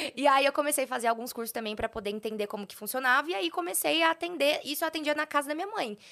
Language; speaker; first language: Portuguese; native; Portuguese